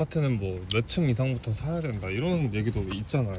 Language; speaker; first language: Korean; native; Korean